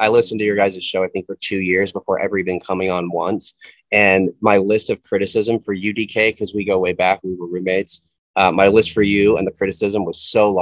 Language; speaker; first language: English; native; English